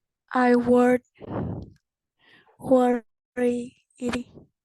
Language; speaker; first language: English; non-native, learner; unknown